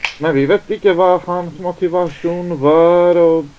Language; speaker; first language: Norwegian; non-native, fluent; Greek